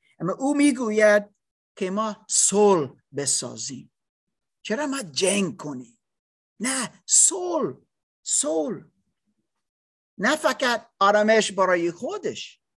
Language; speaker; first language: Persian; non-native, learner; English